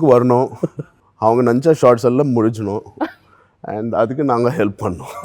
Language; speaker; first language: Tamil; non-native, fluent; Telugu